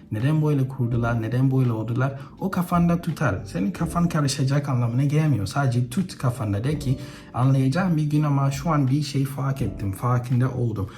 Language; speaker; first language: Turkish; non-native, fluent; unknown